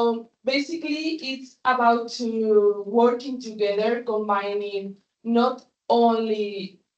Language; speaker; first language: English; non-native, fluent; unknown